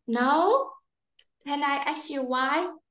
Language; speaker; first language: English; non-native, learner; Vietnamese